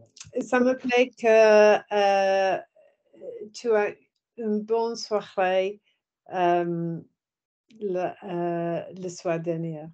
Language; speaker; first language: French; non-native, learner; English